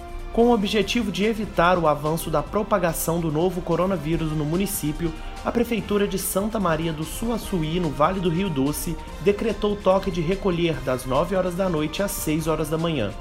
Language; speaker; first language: Portuguese; native; Portuguese